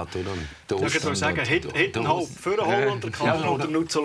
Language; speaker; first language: German; native; German